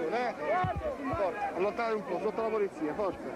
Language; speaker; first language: Italian; native; Italian